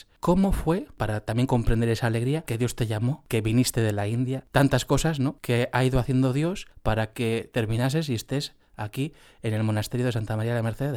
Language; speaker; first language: Spanish; native; Spanish